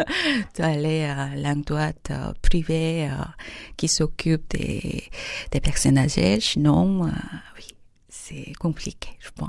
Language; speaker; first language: French; non-native, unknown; Korean